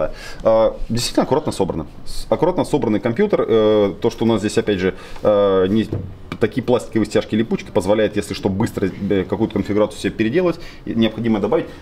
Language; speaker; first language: Russian; native; Russian